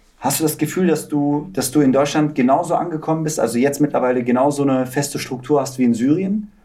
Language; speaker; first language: German; early bilingual, other home language; Turkish